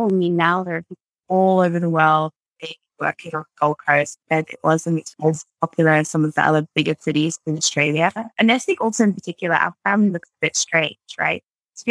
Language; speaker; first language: English; native; English